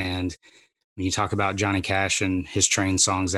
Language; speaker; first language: English; native; English